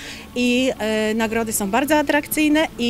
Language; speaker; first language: Polish; native; Polish